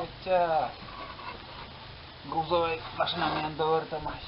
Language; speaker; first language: Russian; non-native, local second language; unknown